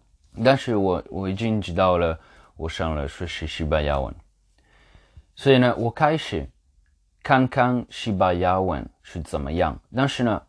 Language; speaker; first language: Chinese; non-native, learner; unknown